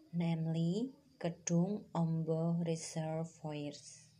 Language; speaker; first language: English; non-native, fluent; Indonesian